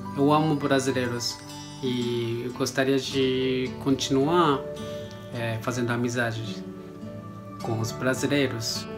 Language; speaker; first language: Portuguese; non-native, learner; Japanese